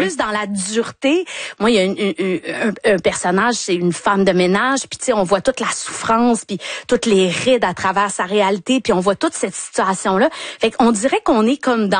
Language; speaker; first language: French; native; French